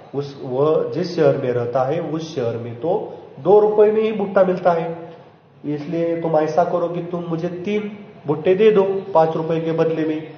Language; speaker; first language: Hindi; non-native, local second language; Marathi